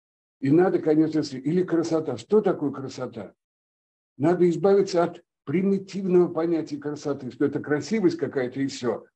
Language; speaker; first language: Russian; native; Russian